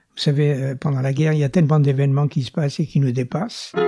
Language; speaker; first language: French; native; French